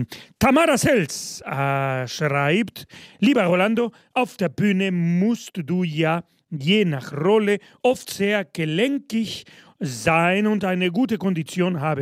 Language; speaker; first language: German; non-native, fluent; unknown